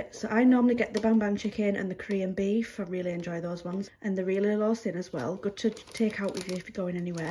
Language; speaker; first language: English; native; English